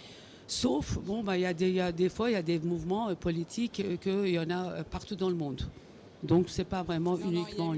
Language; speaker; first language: French; non-native, fluent; Persian